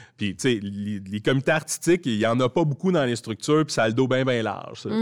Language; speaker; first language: French; native; French